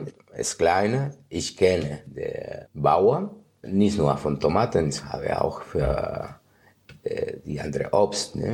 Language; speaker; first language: German; non-native, fluent; Spanish